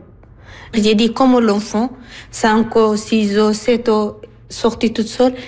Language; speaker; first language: French; non-native, learner; Arabic